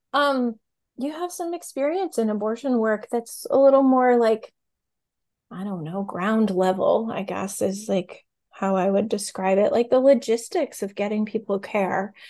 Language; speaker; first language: English; native; English